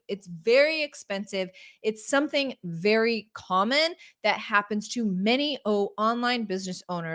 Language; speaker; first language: English; native; English